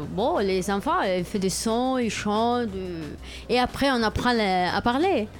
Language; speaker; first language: French; non-native, fluent; Spanish